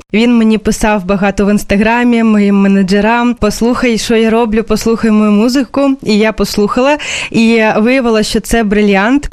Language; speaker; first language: Ukrainian; non-native, fluent; Russian